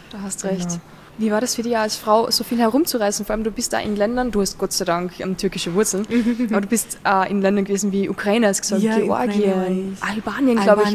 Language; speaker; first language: German; native; German